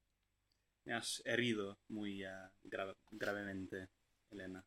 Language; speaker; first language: Spanish; non-native, fluent; English